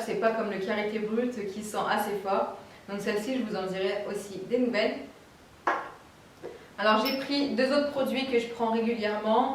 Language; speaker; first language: French; native; French